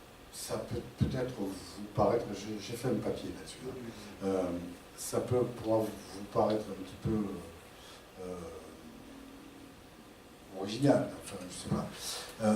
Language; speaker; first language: French; native; French